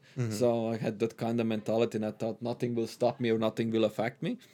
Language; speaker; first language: English; non-native, fluent; Hungarian